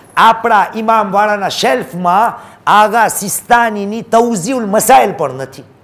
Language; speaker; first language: Gujarati; early bilingual, heritage; Gujarati